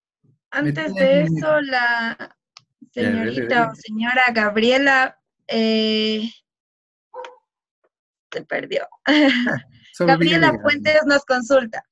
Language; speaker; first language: Spanish; native; Spanish